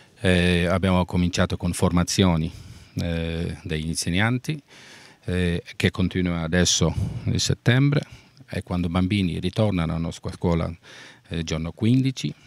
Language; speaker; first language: Italian; non-native, learner; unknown